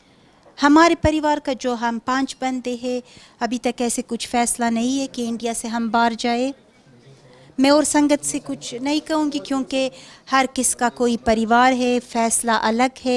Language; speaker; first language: Hindi; non-native, fluent; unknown